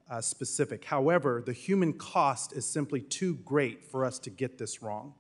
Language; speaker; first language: English; native; English